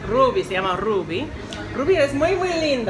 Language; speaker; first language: Spanish; non-native, learner; English